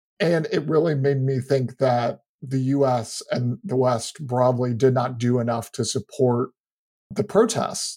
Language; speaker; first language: English; native; English